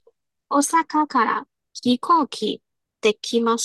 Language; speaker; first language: Japanese; non-native, learner; Chinese